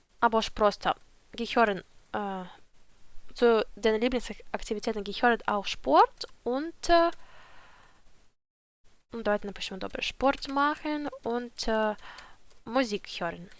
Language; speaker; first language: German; non-native, fluent; Ukrainian